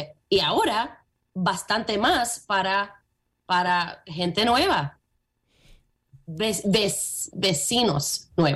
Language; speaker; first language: Spanish; early bilingual, heritage; Spanish